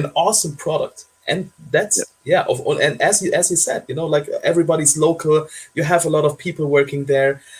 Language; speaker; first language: English; non-native, fluent; German